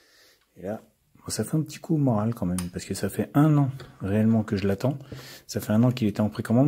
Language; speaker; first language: French; native; French